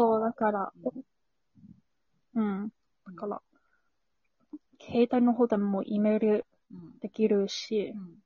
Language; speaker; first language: Japanese; non-native, learner; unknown